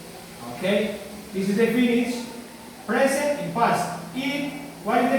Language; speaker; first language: English; non-native, learner; Spanish